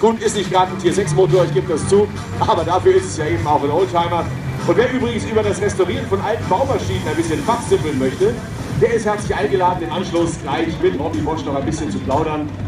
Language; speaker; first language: German; native; German